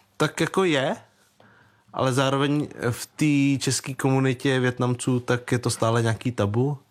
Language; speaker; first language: Czech; early bilingual, other home language; Vietnamese